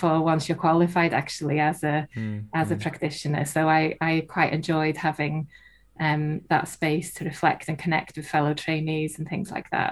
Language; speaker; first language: English; non-native, local second language; Welsh